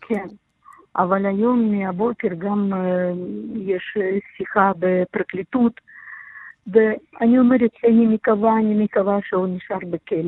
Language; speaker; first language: Hebrew; non-native, learner; Russian